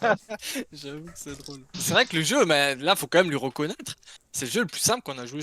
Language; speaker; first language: French; native; French